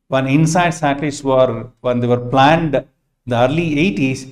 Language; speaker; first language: English; non-native, local second language; Kannada